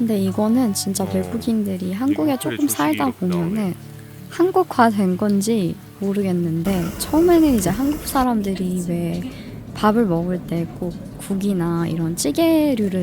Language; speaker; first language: Korean; non-native, fluent; Persian